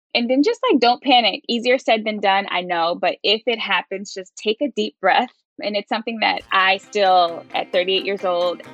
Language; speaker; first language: English; native; English